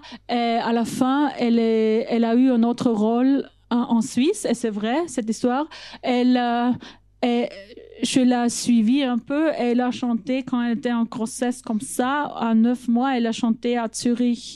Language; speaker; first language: French; non-native, fluent; German